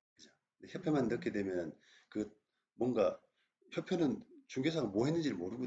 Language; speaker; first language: Korean; native; Korean